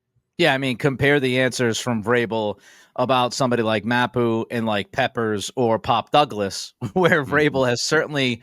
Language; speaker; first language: English; native; English